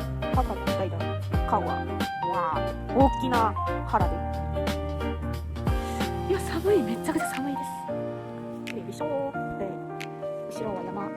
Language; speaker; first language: Japanese; non-native, learner; Burmese